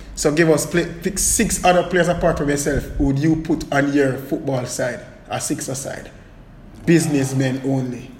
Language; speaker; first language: English; non-native, local second language; Jamaican Creole English